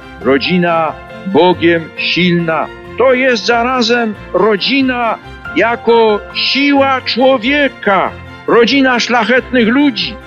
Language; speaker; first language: Polish; native; Polish